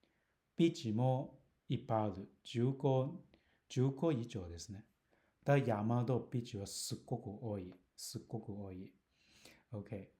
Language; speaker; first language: Japanese; non-native, fluent; Cantonese